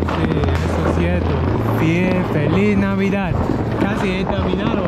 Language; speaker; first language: Spanish; non-native, learner; English